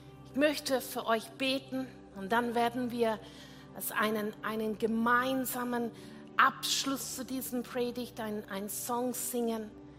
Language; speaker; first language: German; non-native, fluent; English